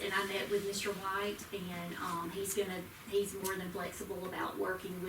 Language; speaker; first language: English; native; English